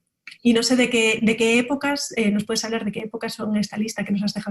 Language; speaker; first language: Spanish; native; Spanish